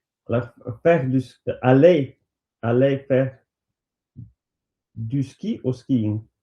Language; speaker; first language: French; non-native, learner; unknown